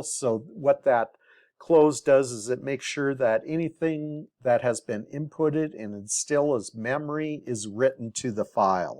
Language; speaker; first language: English; native; English